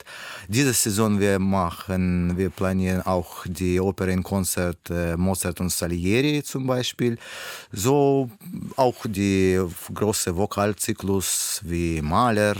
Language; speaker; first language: German; non-native, learner; Russian